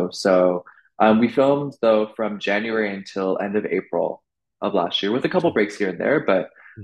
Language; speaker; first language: English; native; English